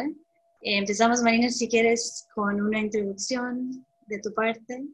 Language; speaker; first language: Spanish; early bilingual, heritage; Spanish